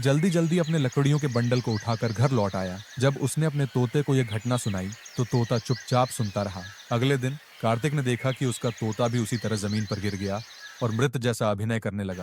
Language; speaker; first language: Hindi; native; Hindi